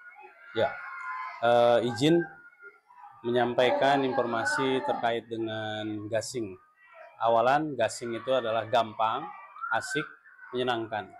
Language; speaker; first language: Indonesian; native; Indonesian